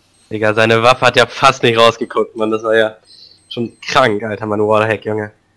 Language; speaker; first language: German; native; German